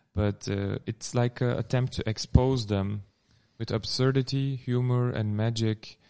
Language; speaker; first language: English; non-native, fluent; Turkish